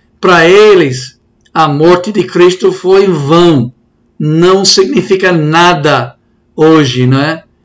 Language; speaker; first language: Portuguese; non-native, fluent; English